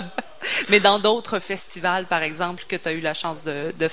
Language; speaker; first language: French; native; French